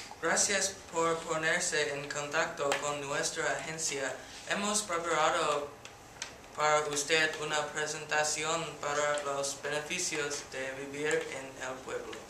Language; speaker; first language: Spanish; non-native, learner; English